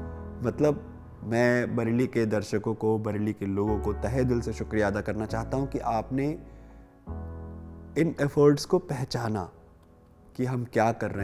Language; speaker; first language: Hindi; native; Hindi